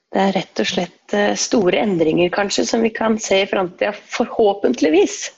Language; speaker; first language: Norwegian; native; Norwegian